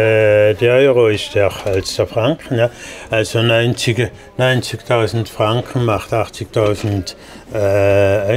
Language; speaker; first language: German; non-native, fluent; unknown